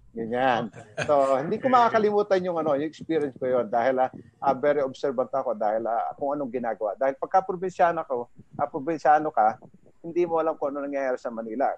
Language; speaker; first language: Filipino; native; Filipino